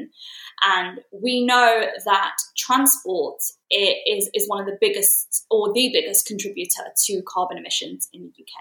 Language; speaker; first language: English; native; English